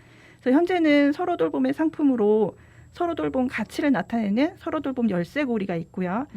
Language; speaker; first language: Korean; native; Korean